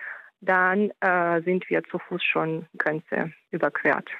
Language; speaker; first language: German; non-native, fluent; Ukrainian